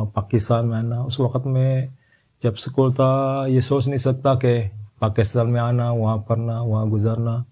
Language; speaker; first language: Urdu; non-native, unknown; Indonesian